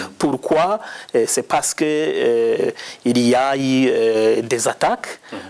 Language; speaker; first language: French; non-native, local second language; Rundi